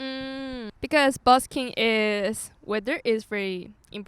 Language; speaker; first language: English; non-native, learner; Korean